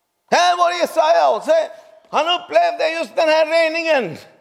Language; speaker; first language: Swedish; non-native, fluent; Urdu